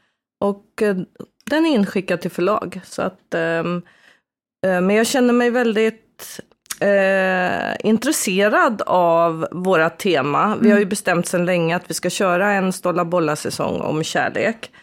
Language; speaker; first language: Swedish; native; Swedish